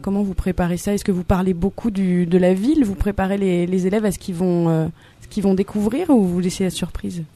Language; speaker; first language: French; native; French